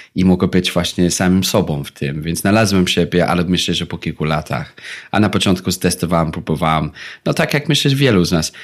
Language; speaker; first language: Polish; non-native, fluent; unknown